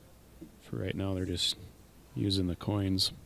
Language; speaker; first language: English; native; English